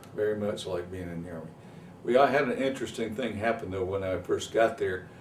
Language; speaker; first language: English; native; English